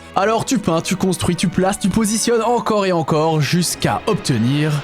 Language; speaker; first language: French; native; French